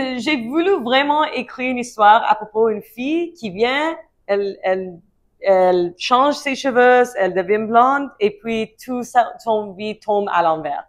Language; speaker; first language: French; non-native, learner; English